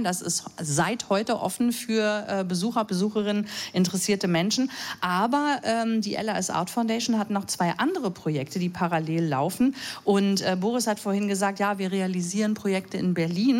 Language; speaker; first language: German; native; German